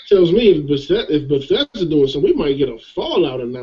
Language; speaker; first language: English; native; English